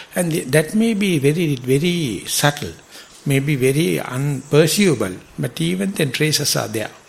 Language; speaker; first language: English; non-native, local second language; Sinhala